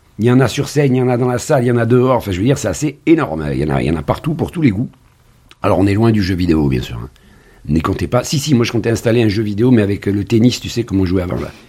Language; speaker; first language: French; native; French